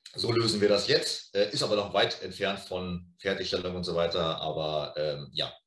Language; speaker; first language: German; native; German